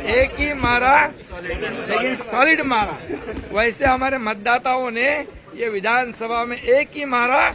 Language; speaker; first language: Hindi; non-native, local second language; Marathi